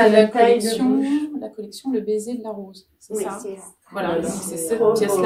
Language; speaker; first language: French; native; French